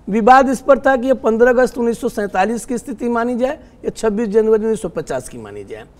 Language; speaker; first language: Hindi; native; Hindi